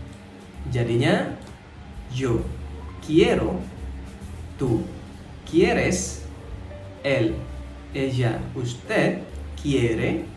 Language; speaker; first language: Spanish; non-native, fluent; Indonesian